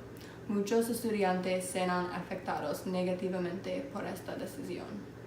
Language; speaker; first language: Spanish; non-native, learner; English